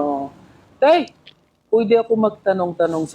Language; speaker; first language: Filipino; non-native, fluent; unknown